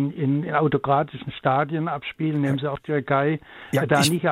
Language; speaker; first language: German; native; German